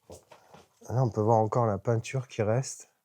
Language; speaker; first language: French; native; French